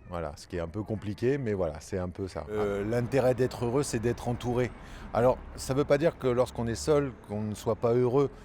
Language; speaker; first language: French; native; French